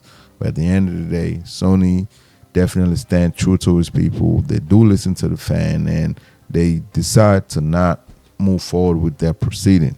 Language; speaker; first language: English; native; English